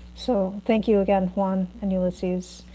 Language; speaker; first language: English; native; English